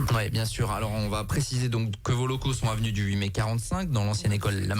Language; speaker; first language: French; native; French